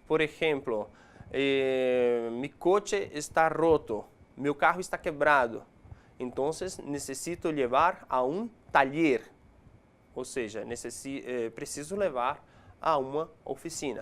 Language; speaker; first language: Portuguese; non-native, fluent; Spanish